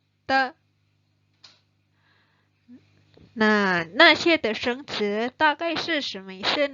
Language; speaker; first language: Chinese; non-native, fluent; Indonesian